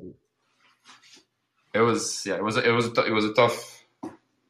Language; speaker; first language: English; early bilingual, other home language; Arabic